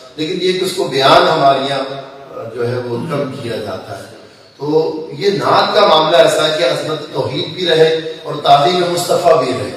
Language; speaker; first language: Urdu; non-native, local second language; Sindhi